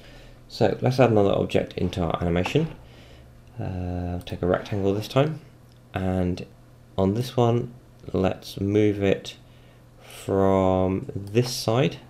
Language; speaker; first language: English; native; English